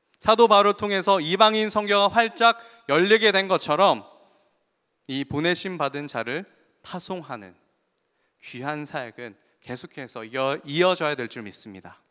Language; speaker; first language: Korean; native; Korean